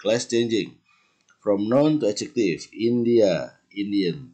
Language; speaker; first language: English; non-native, fluent; Indonesian